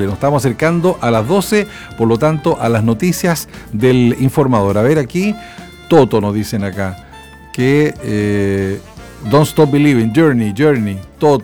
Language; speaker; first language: Spanish; native; Spanish